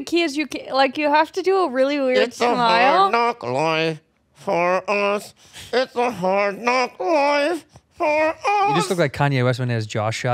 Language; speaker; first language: English; native; English